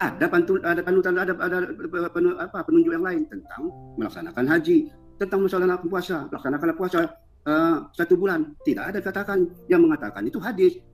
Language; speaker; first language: Indonesian; native; Indonesian